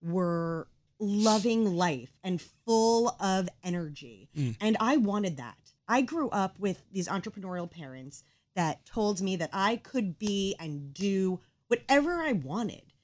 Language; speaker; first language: English; native; English